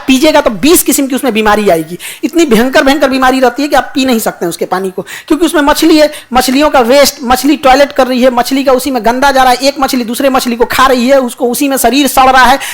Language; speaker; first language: Hindi; native; Hindi